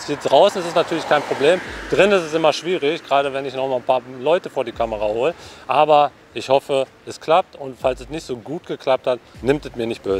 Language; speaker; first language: German; native; German